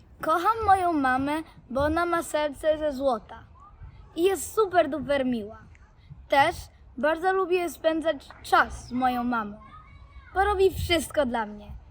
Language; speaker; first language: Polish; early bilingual, heritage; Polish